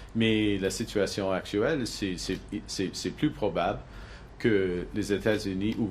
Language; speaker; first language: French; non-native, local second language; English